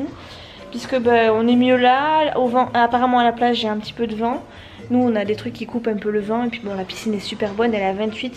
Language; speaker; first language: French; native; French